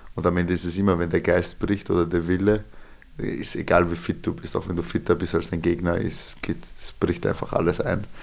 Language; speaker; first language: German; early bilingual, other home language; Serbian